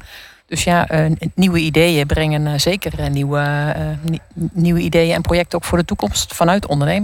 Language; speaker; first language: Dutch; native; Dutch